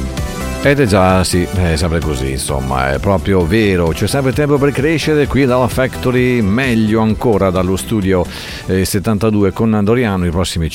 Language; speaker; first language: Italian; native; Italian